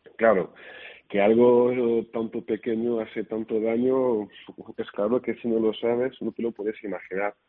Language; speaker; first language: Spanish; non-native, fluent; French